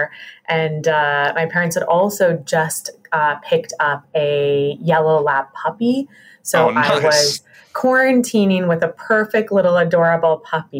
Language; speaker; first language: English; native; English